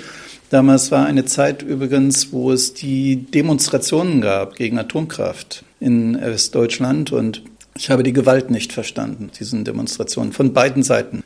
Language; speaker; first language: German; native; German